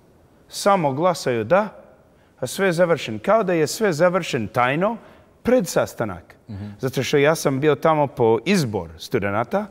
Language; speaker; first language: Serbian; early bilingual, heritage; English